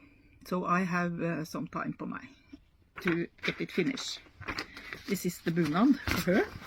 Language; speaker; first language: English; non-native, learner; Norwegian